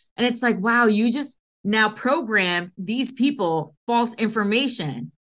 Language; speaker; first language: English; early bilingual, other home language; Hindi